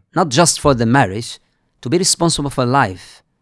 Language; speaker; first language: English; non-native, fluent; Arabic